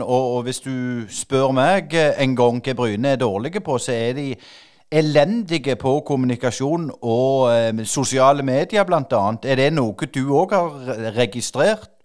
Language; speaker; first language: Norwegian; native; Norwegian